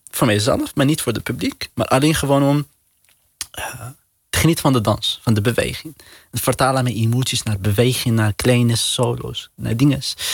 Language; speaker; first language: Dutch; non-native, learner; Arabic